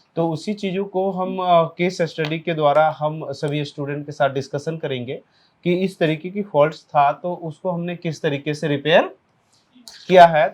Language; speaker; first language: Hindi; native; Hindi